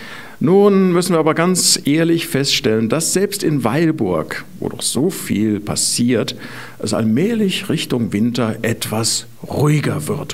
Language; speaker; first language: German; native; German